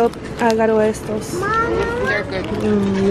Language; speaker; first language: Spanish; early bilingual, heritage; Spanish